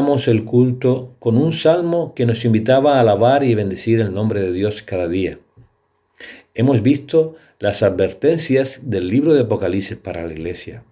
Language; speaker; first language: Spanish; native; Spanish